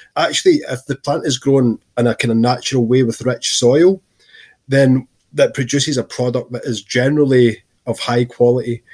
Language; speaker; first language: English; native; English